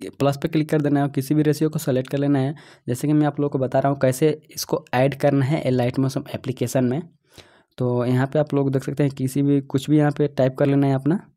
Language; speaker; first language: Hindi; native; Hindi